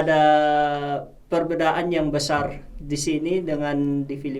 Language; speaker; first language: Indonesian; non-native, fluent; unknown